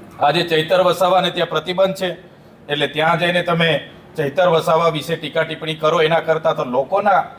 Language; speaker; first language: Gujarati; non-native, local second language; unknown